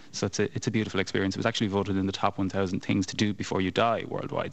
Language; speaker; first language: English; native; English